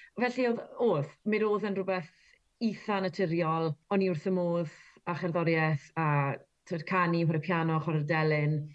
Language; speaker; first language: Welsh; native; Welsh